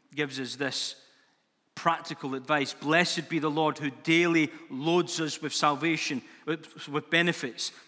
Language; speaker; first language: English; native; English